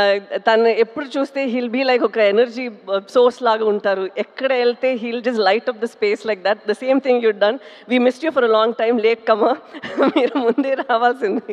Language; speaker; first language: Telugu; non-native, fluent; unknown